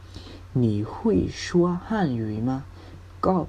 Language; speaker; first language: Chinese; non-native, fluent; Hmong